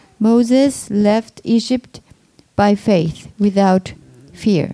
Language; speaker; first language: English; non-native, fluent; Japanese